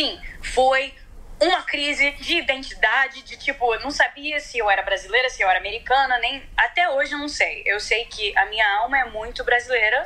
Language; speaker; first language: Portuguese; early bilingual, heritage; Portuguese